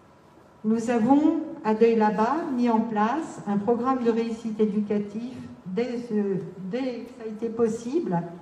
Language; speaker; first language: French; native; French